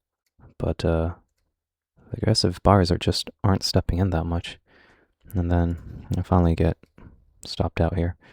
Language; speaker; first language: English; native; English